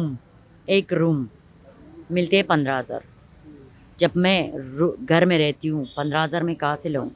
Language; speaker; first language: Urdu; non-native, learner; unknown